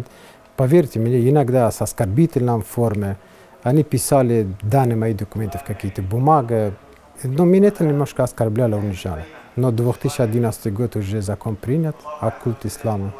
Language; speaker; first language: Russian; non-native, fluent; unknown